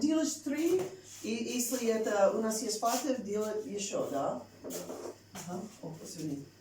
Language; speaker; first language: Russian; non-native, learner; English